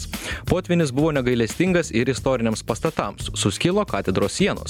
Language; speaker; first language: Lithuanian; native; Lithuanian